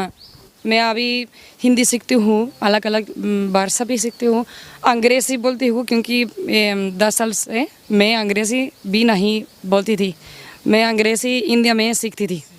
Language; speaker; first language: Hindi; non-native, learner; Spanish